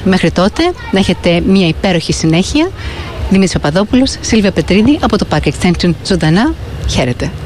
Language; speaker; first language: Greek; native; Greek